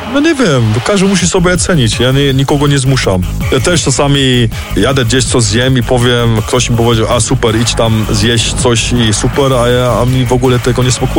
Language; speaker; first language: Polish; early bilingual, heritage; Polish